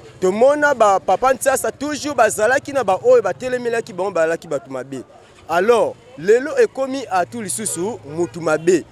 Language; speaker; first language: Lingala; non-native, local second language; Kongo